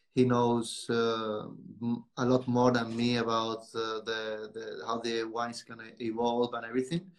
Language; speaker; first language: English; non-native, learner; Spanish